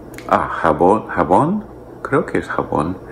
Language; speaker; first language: Spanish; non-native, learner; English